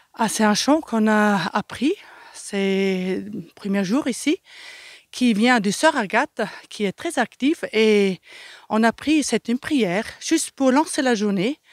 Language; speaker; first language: French; non-native, fluent; German